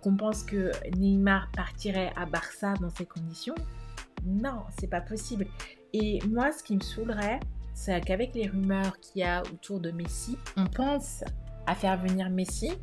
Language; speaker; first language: French; native; French